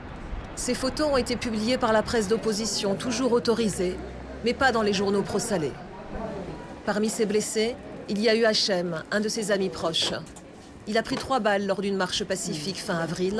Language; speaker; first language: French; native; French